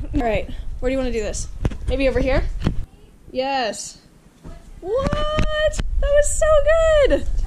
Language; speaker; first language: English; native; English